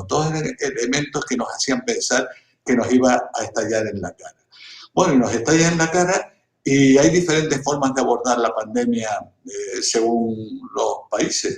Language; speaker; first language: Spanish; native; Spanish